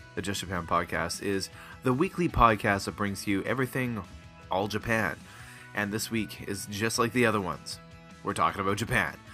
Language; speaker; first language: English; native; English